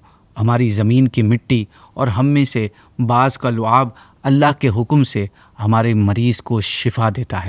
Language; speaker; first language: Urdu; native; Urdu